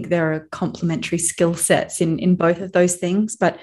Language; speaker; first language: English; native; English